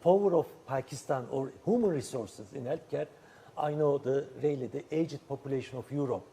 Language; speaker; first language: English; non-native, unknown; Turkish